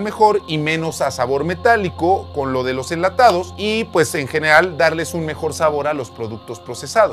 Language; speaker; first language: Spanish; native; Spanish